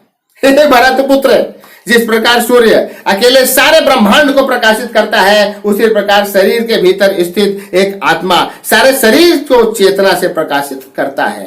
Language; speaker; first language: Hindi; native; Hindi